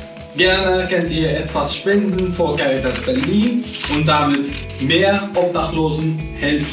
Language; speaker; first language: German; non-native, fluent; Arabic